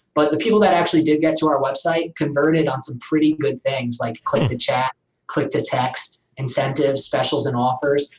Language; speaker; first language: English; native; English